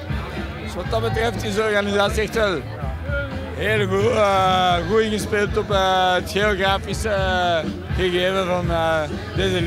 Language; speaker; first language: Dutch; native; Dutch